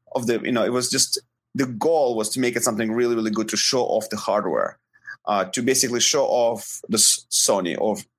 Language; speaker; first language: English; non-native, fluent; Ukrainian